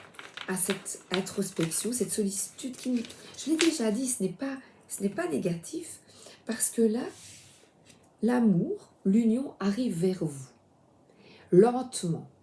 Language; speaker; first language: French; native; French